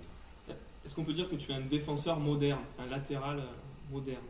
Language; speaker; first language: French; native; French